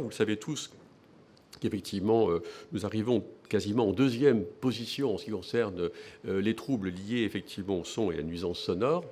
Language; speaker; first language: French; native; French